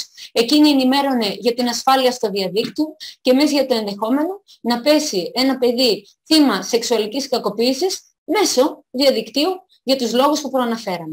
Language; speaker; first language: Greek; native; Greek